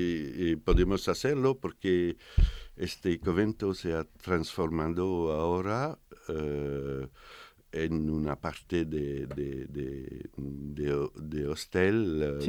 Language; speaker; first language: Spanish; non-native, fluent; French